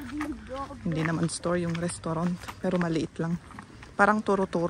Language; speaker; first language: Filipino; native; Filipino